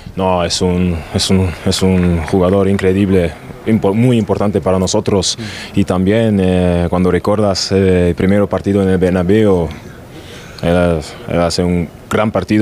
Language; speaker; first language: Spanish; non-native, learner; German